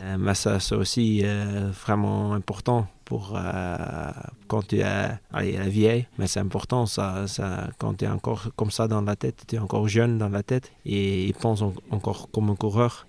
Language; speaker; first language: French; non-native, local second language; Dutch